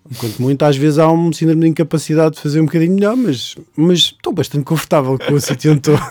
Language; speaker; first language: Portuguese; native; Portuguese